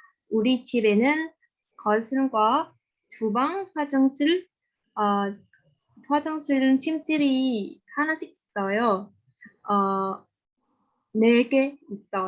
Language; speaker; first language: Korean; non-native, learner; Vietnamese